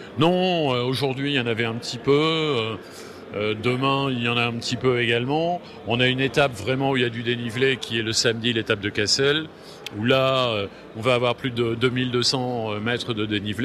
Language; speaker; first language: French; native; French